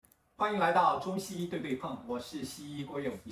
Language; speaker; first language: Chinese; native; Chinese